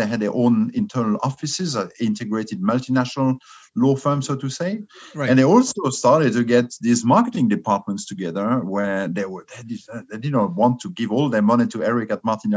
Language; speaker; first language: English; non-native, fluent; French